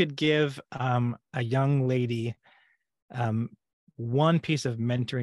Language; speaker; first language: English; native; English